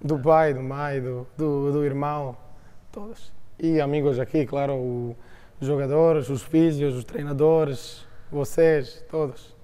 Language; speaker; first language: Portuguese; non-native, fluent; Croatian